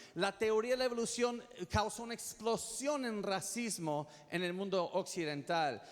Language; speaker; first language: Spanish; non-native, fluent; English